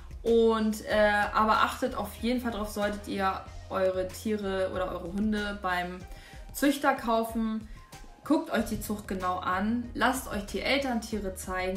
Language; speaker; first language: German; native; German